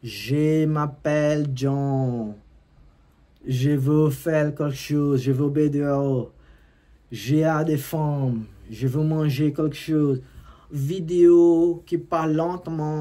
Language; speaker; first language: French; non-native, learner; Portuguese